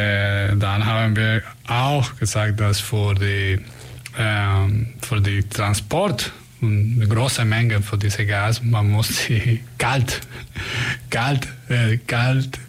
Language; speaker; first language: German; non-native, fluent; Spanish